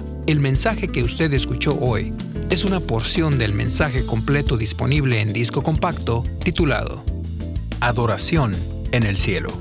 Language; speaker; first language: Spanish; native; Spanish